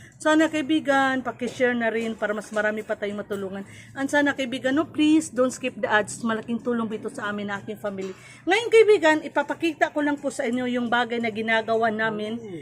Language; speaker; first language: Filipino; non-native, local second language; Cebuano